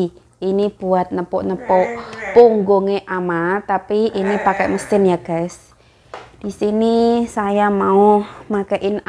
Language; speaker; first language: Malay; non-native, local second language; Javanese